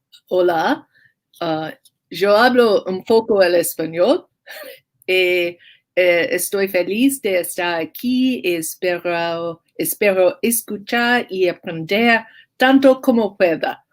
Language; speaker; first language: Spanish; non-native, learner; English